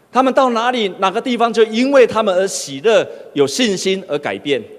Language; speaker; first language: Chinese; native; Chinese